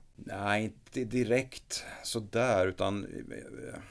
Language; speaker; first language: Swedish; native; Swedish